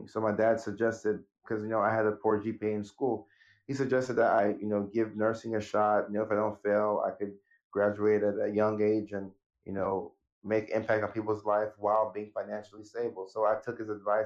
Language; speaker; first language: English; native; English